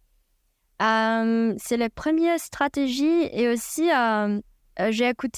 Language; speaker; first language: French; non-native, fluent; Chinese